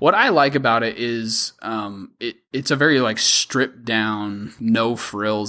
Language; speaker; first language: English; native; English